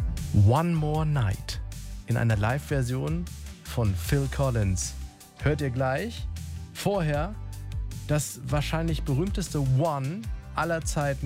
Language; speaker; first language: German; native; German